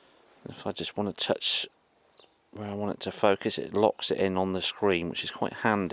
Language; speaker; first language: English; native; English